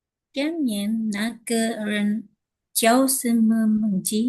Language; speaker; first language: Chinese; non-native, learner; Indonesian